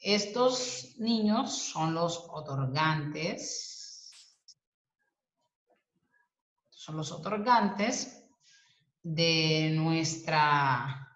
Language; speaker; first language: Spanish; native; Spanish